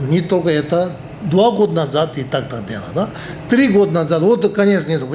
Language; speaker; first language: Russian; non-native, learner; Tibetan